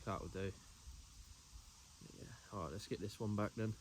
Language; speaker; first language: English; native; English